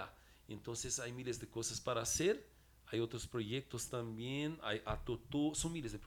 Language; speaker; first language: Spanish; non-native, fluent; Portuguese